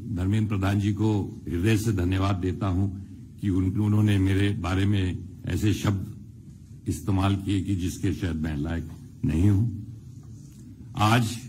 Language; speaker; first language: Hindi; native; Hindi